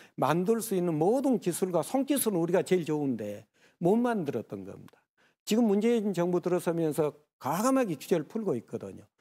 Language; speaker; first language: Korean; native; Korean